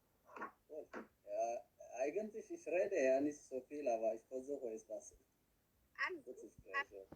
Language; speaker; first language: German; non-native, learner; Tigrinya